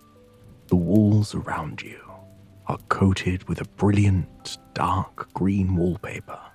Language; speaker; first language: English; native; English